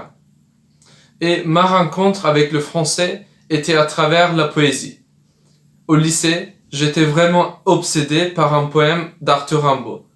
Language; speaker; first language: French; non-native, fluent; Turkish